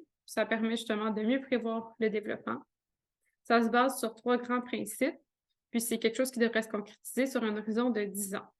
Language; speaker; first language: French; native; French